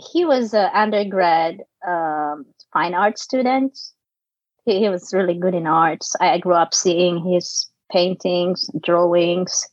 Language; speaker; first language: English; non-native, local second language; Filipino